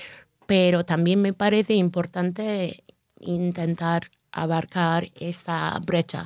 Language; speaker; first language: Spanish; non-native, fluent; English